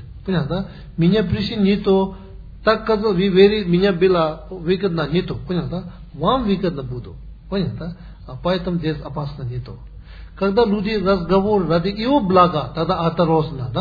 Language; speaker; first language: Russian; non-native, learner; Tibetan